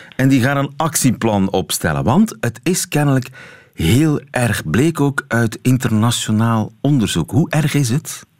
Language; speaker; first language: Dutch; native; Dutch